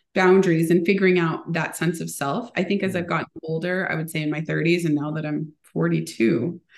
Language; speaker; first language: English; early bilingual, other home language; Spanish